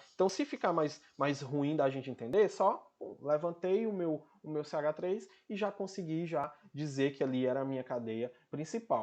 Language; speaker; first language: Portuguese; native; Portuguese